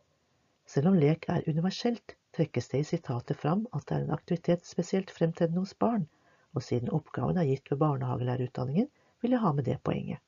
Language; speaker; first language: Norwegian; native; Norwegian